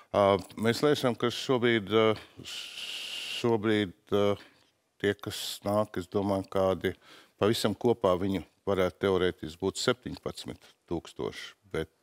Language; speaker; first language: Latvian; native; Latvian